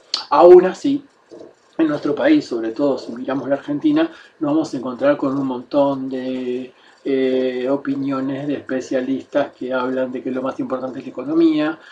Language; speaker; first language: Spanish; native; Spanish